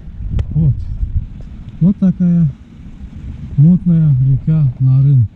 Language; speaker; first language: Russian; non-native, fluent; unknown